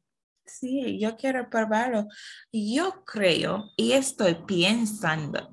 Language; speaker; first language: Spanish; non-native, fluent; English